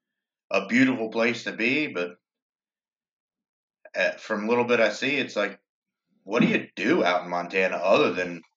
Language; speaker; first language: English; native; English